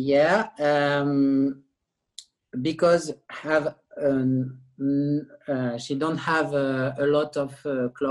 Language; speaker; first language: English; non-native, learner; French